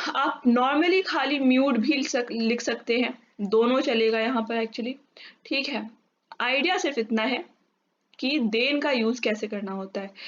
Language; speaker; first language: Hindi; native; Hindi